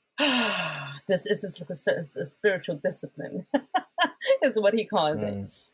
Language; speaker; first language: English; early bilingual, other home language; Spanish